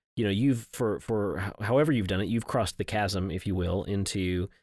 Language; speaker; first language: English; native; English